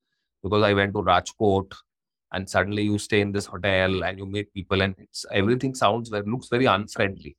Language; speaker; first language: English; non-native, local second language; Hindi